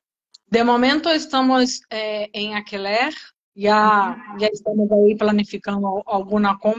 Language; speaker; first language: Spanish; non-native, learner; Portuguese